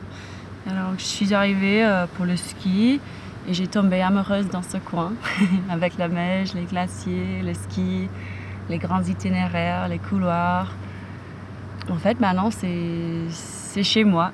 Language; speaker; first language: French; non-native, fluent; English